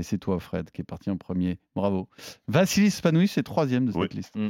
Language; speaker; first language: French; native; French